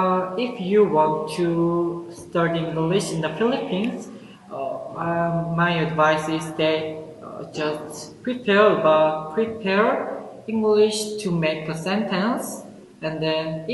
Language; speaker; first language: English; non-native, learner; Korean